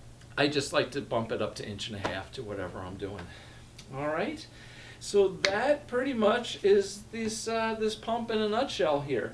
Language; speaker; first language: English; native; English